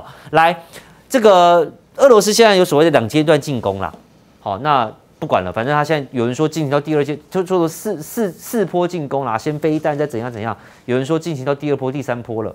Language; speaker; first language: Chinese; native; Chinese